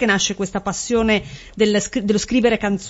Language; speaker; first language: Italian; native; Italian